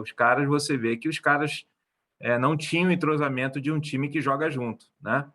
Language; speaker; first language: Portuguese; native; Portuguese